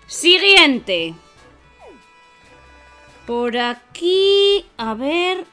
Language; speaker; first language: Spanish; native; Spanish